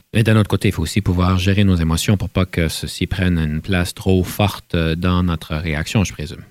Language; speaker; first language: French; native; French